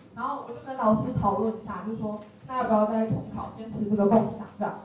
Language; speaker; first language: Chinese; native; Chinese